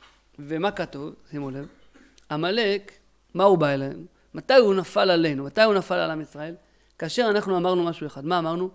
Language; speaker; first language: Hebrew; native; Hebrew